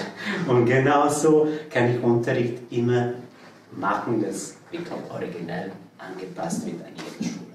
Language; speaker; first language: German; non-native, fluent; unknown